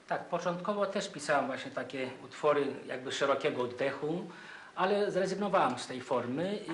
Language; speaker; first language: Polish; non-native, fluent; Greek